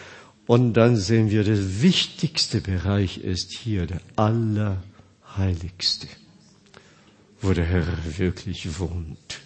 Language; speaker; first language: German; non-native, fluent; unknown